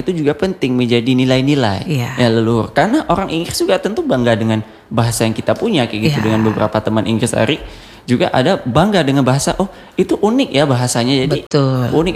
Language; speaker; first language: Indonesian; non-native, local second language; Achinese